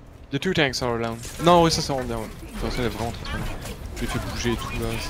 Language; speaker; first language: French; native; French